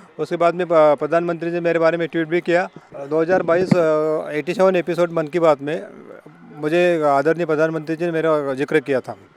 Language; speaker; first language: Hindi; non-native, local second language; Marathi